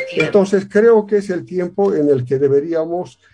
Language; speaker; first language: Spanish; native; Spanish